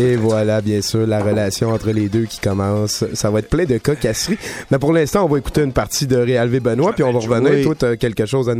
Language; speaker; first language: French; native; French